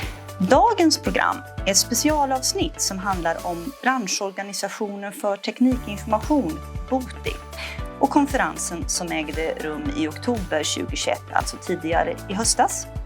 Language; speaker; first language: Swedish; native; Swedish